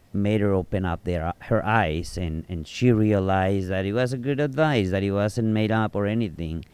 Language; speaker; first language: English; non-native, fluent; Spanish